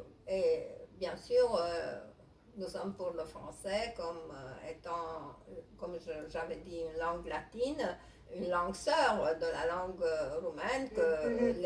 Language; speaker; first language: French; non-native, fluent; Romanian